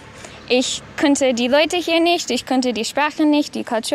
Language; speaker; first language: German; non-native, learner; English